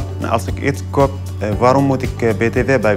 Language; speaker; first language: Dutch; non-native, learner; Arabic